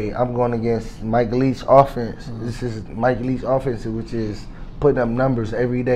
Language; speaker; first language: English; native; English